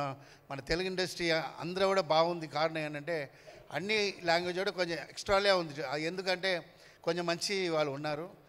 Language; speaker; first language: Telugu; non-native, learner; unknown